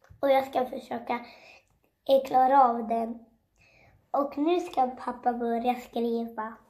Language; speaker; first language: Swedish; early bilingual, other home language; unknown